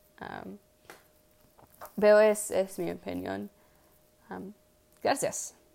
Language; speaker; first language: Spanish; non-native, learner; English